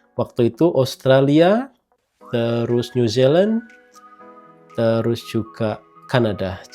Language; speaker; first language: Indonesian; native; Indonesian